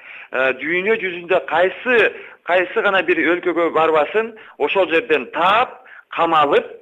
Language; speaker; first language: Kyrgyz; native; Kyrgyz